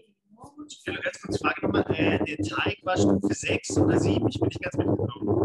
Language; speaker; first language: German; native; German